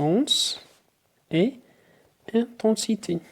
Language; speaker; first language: French; non-native, local second language; Arabic